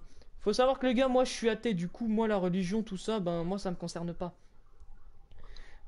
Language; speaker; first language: French; native; French